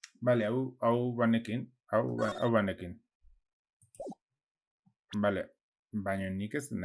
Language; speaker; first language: Basque; non-native, local second language; Spanish